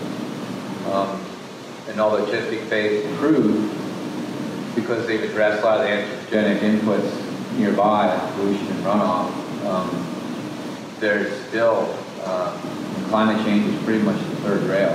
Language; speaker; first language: English; native; English